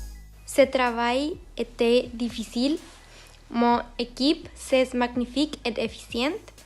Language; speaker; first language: French; non-native, learner; Spanish